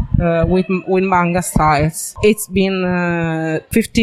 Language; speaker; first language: English; non-native, learner; Italian